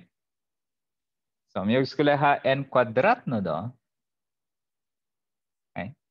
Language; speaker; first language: Swedish; non-native, fluent; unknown